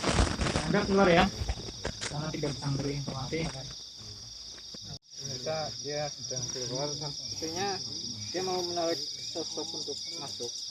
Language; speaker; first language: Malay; non-native, local second language; Javanese